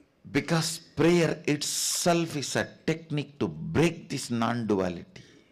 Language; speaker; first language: English; non-native, local second language; Tamil